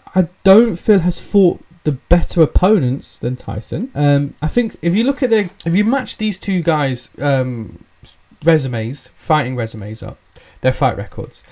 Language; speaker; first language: English; native; English